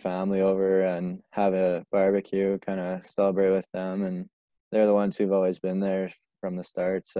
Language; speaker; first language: English; native; English